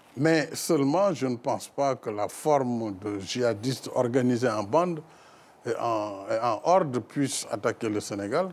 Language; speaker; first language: French; non-native, local second language; Fula